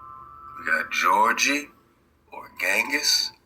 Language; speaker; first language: English; native; English